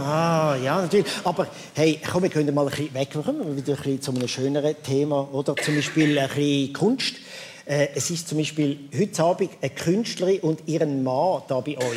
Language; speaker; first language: German; native; German